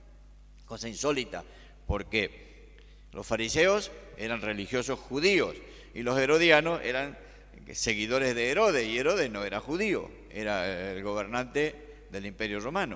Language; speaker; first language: Spanish; native; Spanish